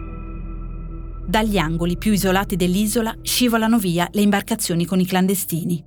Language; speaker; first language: Italian; native; Italian